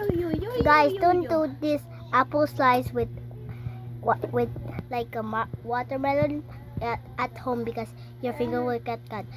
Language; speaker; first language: English; non-native, local second language; Cebuano